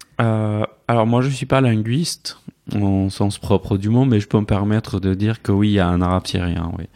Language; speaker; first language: French; non-native, fluent; Arabic